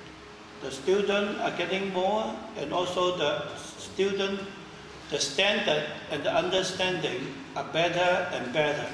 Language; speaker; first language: English; non-native, learner; Chinese